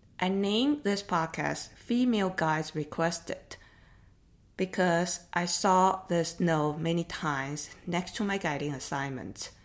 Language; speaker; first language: English; non-native, fluent; Chinese